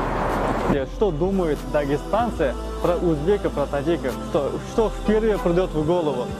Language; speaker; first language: Russian; non-native, fluent; Uzbek